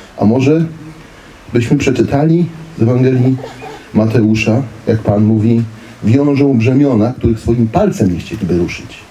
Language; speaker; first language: Polish; native; Polish